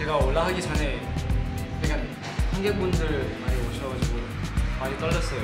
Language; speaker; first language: Korean; non-native, fluent; Thai